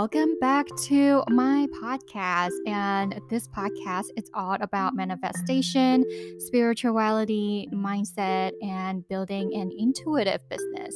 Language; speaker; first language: English; non-native, local second language; Cantonese